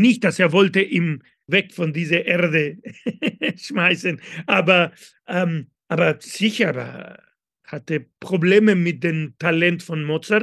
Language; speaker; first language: German; non-native, fluent; Spanish